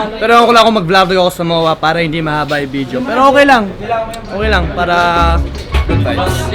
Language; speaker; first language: Filipino; native; Filipino